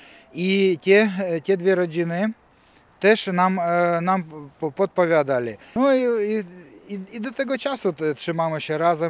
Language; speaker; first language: Polish; early bilingual, heritage; Ukrainian